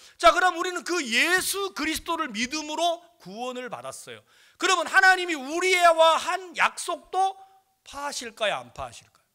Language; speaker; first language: Korean; native; Korean